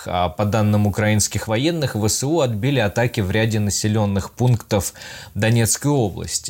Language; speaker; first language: Russian; native; Russian